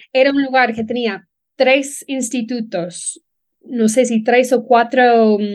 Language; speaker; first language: Spanish; non-native, fluent; English